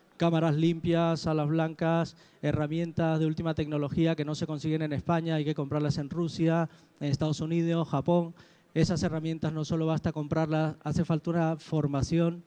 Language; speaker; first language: Spanish; native; Spanish